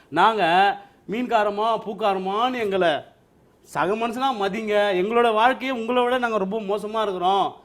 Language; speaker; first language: Tamil; native; Tamil